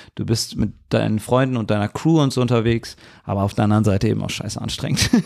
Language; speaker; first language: German; native; German